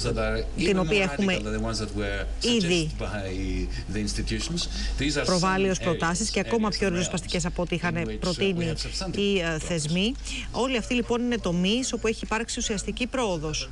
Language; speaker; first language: Greek; native; Greek